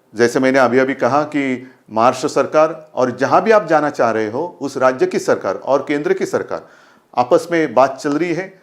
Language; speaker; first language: Hindi; non-native, local second language; Marathi